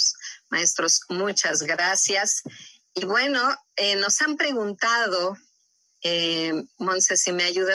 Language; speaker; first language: Spanish; native; Spanish